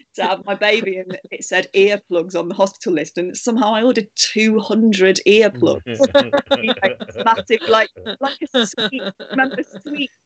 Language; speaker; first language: English; native; English